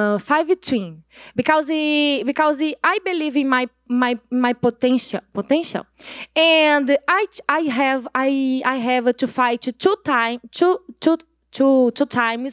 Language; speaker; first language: English; non-native, learner; Portuguese